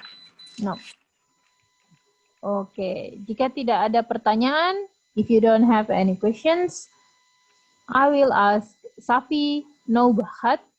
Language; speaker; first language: English; non-native, fluent; Indonesian